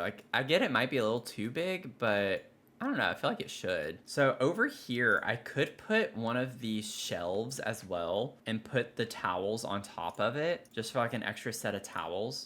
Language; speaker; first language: English; native; English